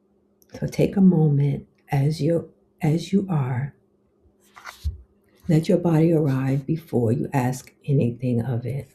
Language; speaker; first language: English; native; English